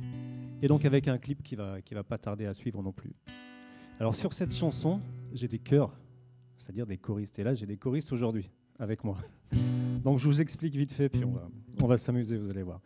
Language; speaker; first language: French; native; French